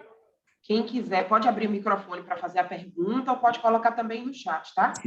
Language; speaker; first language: Portuguese; native; Portuguese